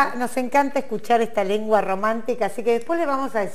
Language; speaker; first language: Spanish; native; Spanish